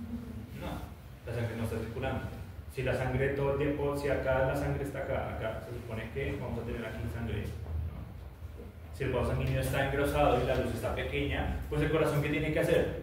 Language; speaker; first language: Spanish; native; Spanish